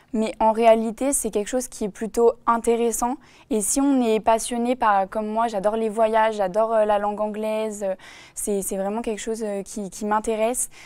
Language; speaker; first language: French; native; French